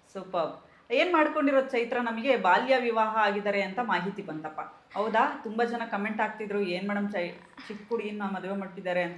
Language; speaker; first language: Kannada; native; Kannada